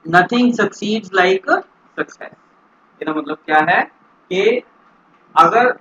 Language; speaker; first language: Hindi; non-native, local second language; Punjabi